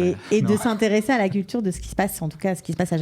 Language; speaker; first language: French; native; French